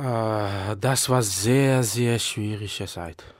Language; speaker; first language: German; non-native, learner; Persian